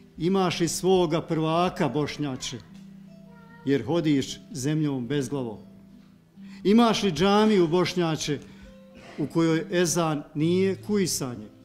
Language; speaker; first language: Bosnian; native; Bosnian